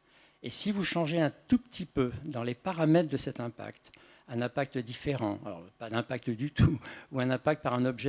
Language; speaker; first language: French; native; French